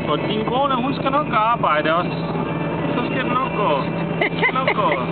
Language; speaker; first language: Danish; non-native, learner; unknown